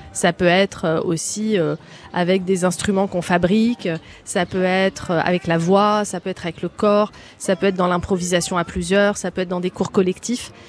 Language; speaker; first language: French; early bilingual, other home language; Arabic